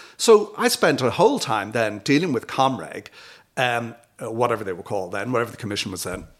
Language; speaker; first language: English; native; English